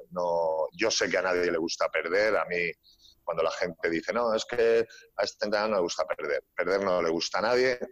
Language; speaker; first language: Spanish; native; Spanish